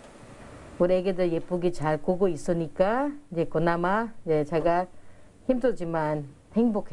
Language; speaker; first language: Korean; non-native, fluent; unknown